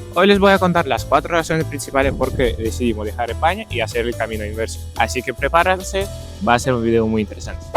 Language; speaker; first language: Spanish; non-native, fluent; Ukrainian